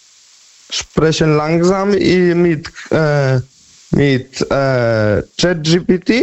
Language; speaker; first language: German; non-native, learner; Polish